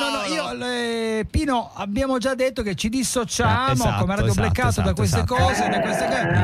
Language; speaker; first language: Italian; native; Italian